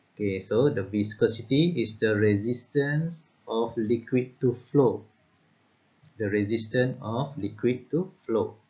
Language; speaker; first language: English; non-native, local second language; Malay